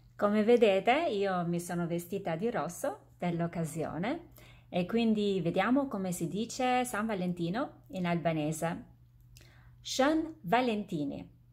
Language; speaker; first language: Italian; non-native, fluent; Albanian